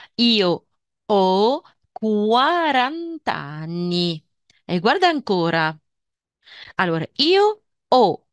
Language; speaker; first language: Italian; non-native, fluent; Arabic